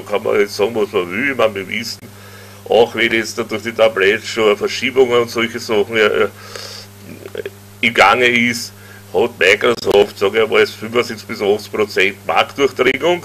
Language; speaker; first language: German; native; German